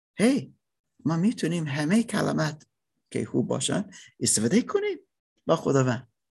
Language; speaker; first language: Persian; non-native, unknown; German